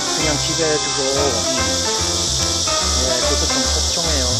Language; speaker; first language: Korean; non-native, fluent; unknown